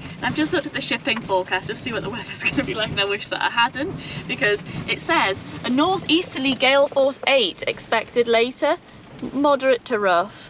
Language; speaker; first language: English; native; English